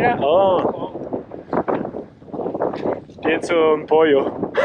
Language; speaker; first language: Spanish; non-native, learner; French